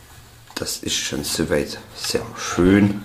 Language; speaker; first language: German; native; German